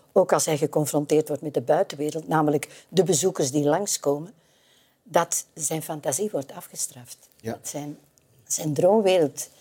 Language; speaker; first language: Dutch; native; Dutch